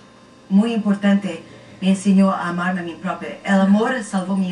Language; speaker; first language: Spanish; non-native, learner; Portuguese